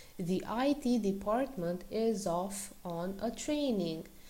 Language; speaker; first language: English; non-native, fluent; Romanian